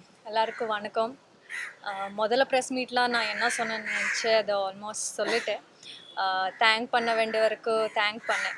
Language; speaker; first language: Tamil; non-native, learner; Kannada